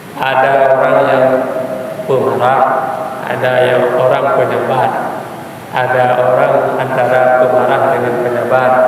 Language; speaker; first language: Malay; non-native, local second language; Achinese